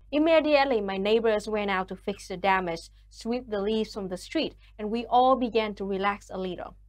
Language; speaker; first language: English; non-native, fluent; Vietnamese